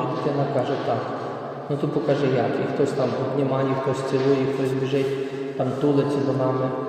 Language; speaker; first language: Ukrainian; non-native, fluent; Polish